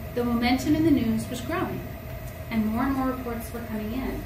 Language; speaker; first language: English; native; English